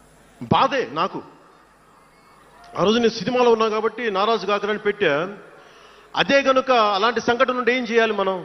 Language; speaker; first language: Telugu; native; Telugu